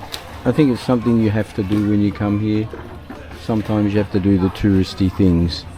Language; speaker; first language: English; native; English